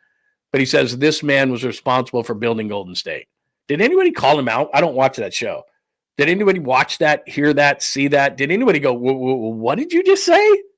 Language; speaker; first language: English; native; English